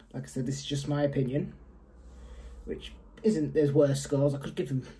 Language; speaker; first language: English; native; English